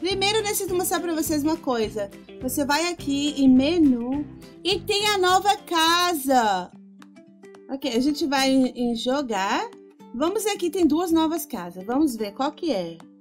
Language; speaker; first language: Portuguese; non-native, fluent; Spanish